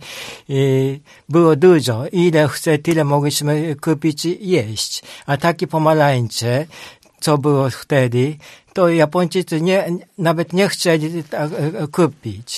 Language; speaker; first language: Polish; non-native, learner; Japanese